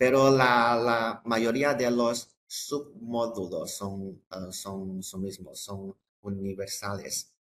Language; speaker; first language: Spanish; non-native, fluent; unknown